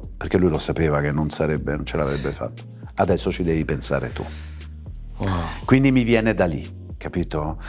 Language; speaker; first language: Italian; native; Italian